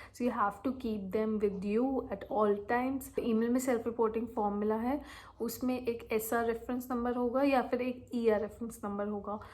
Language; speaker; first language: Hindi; native; Hindi